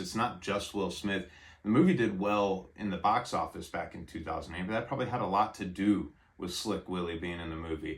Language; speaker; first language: English; native; English